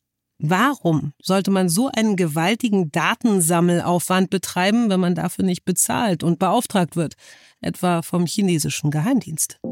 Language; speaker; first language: German; native; German